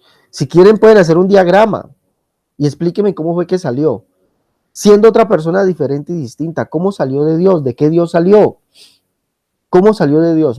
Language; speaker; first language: Spanish; native; Spanish